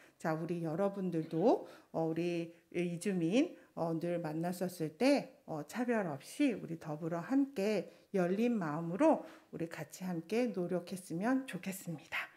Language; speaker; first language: Korean; non-native, fluent; Chinese